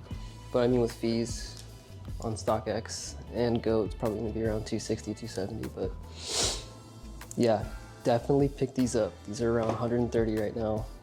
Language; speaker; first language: English; native; English